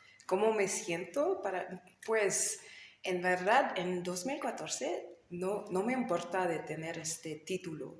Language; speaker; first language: Spanish; non-native, learner; English